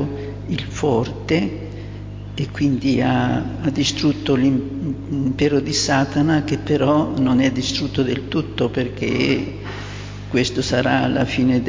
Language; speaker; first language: Italian; native; Italian